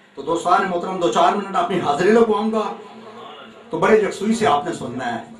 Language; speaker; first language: Urdu; non-native, local second language; Punjabi